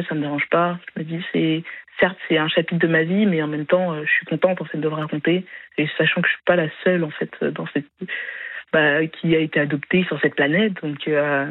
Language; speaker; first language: French; native; French